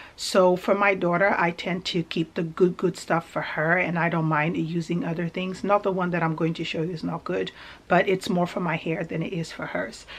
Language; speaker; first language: English; early bilingual, other home language; Portuguese